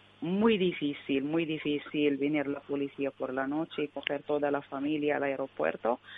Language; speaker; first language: Spanish; non-native, learner; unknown